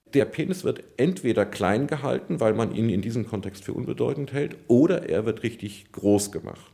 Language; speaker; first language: German; native; German